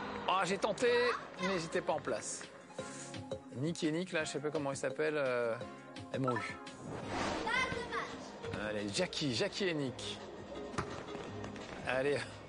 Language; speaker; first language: French; native; French